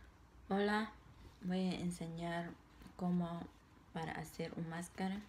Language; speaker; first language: Spanish; non-native, local second language; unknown